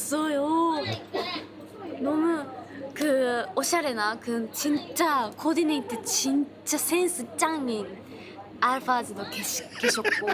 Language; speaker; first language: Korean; non-native, fluent; Japanese